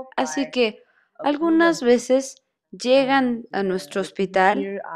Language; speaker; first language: Spanish; non-native, fluent; Chinese